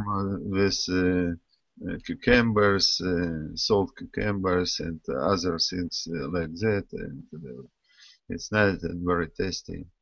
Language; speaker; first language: English; non-native, learner; Russian